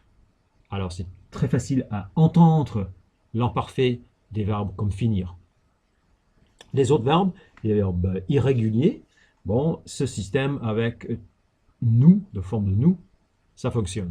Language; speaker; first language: French; non-native, fluent; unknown